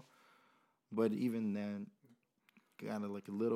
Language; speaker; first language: English; non-native, fluent; Portuguese